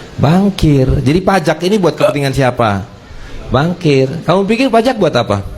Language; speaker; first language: Indonesian; native; Indonesian